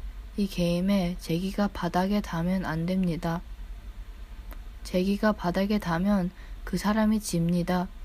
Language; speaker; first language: Korean; non-native, learner; English